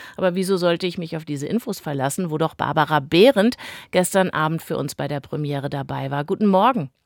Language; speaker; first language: German; native; German